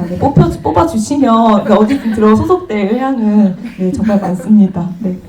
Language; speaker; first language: Korean; native; Korean